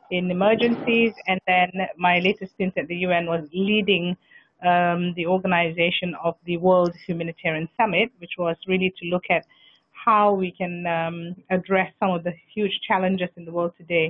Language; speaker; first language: English; non-native, local second language; Malay